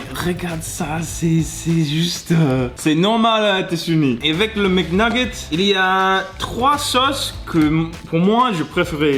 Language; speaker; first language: French; non-native, learner; English